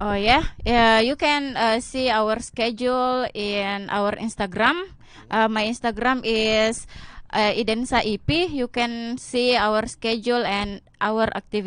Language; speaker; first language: English; non-native, learner; Indonesian